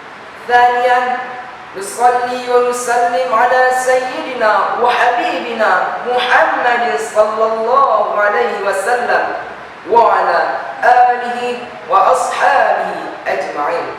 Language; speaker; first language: Arabic; non-native, learner; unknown